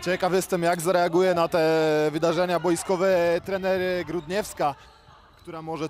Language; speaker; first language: Polish; native; Polish